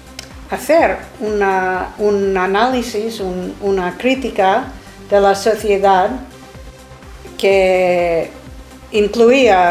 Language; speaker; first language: Spanish; non-native, fluent; English